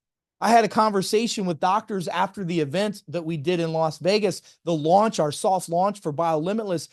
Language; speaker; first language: English; native; English